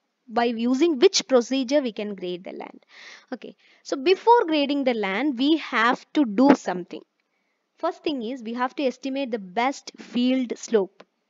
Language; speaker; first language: English; non-native, local second language; Malayalam